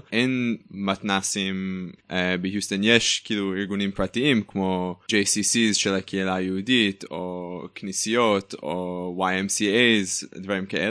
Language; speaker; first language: Hebrew; non-native, fluent; English